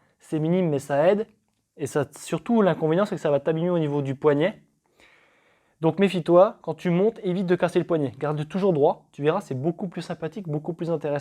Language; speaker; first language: French; native; French